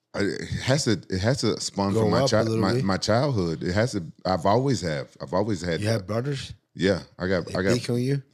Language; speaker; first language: English; native; English